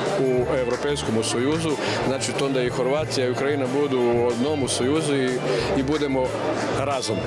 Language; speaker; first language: Ukrainian; early bilingual, heritage; Ukrainian